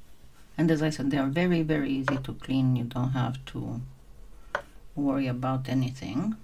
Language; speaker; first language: English; non-native, fluent; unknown